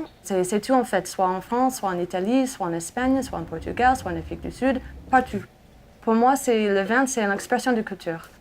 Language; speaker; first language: French; non-native, fluent; English